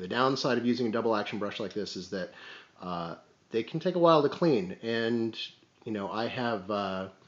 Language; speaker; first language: English; native; English